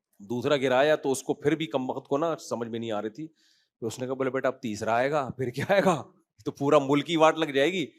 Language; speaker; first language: Urdu; native; Urdu